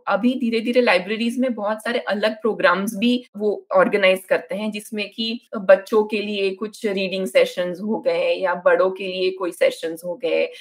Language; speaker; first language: Hindi; non-native, local second language; Gujarati